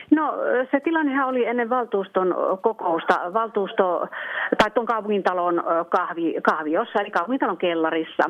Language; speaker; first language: Finnish; native; Finnish